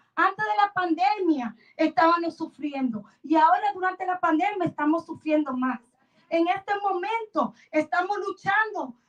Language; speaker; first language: Spanish; early bilingual, other home language; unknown